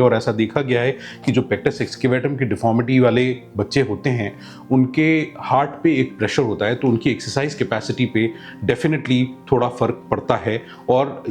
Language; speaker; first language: Hindi; native; Hindi